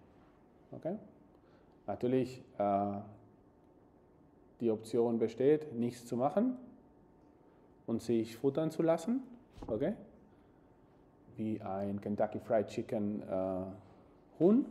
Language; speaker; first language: German; non-native, fluent; Spanish